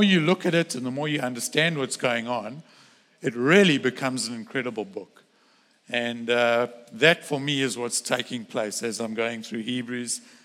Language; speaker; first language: English; native; English